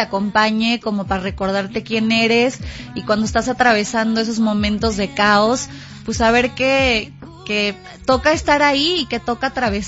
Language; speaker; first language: Spanish; native; Spanish